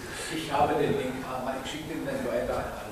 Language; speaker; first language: German; native; German